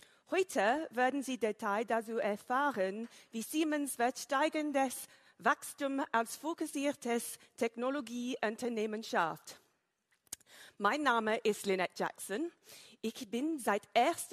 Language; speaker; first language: German; non-native, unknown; English